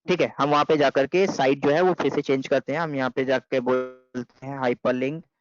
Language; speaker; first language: Hindi; non-native, local second language; Bangla